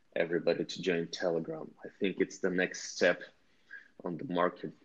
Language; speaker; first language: English; non-native, fluent; Russian